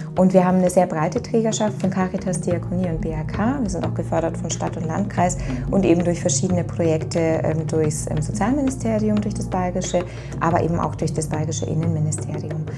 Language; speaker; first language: German; native; German